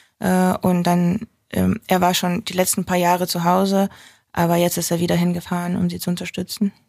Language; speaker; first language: German; non-native, fluent; Ukrainian